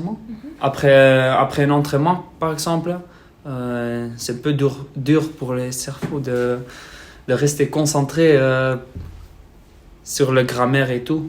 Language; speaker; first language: French; non-native, learner; Dutch